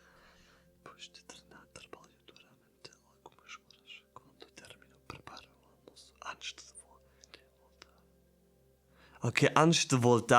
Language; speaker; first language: Portuguese; non-native, learner; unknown